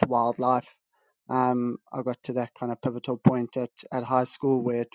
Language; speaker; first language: English; native; English